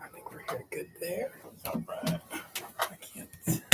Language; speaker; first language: English; native; English